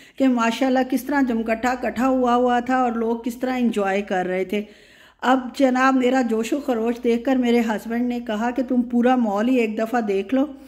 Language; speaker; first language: Hindi; native; Hindi